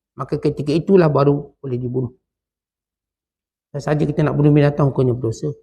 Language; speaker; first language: Malay; native; Malay